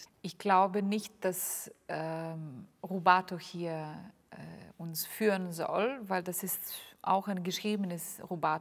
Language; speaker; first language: German; non-native, fluent; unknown